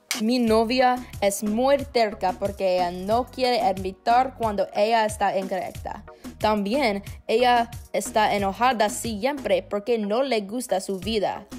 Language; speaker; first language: Spanish; non-native, learner; English